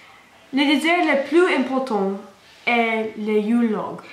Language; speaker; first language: French; non-native, learner; English